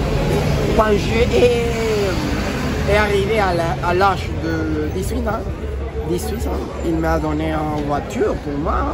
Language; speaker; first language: French; non-native, learner; Spanish